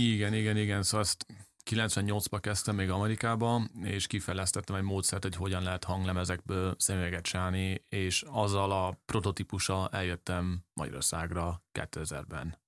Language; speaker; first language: Hungarian; early bilingual, heritage; English